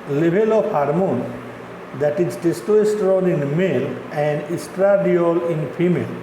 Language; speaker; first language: English; non-native, local second language; Marathi